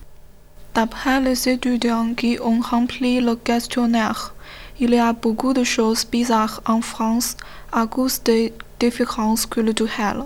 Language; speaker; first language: French; non-native, learner; Chinese